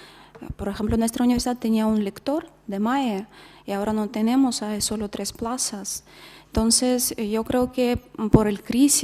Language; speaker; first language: Spanish; non-native, fluent; Russian